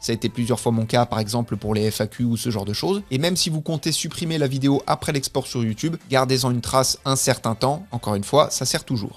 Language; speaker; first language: French; native; French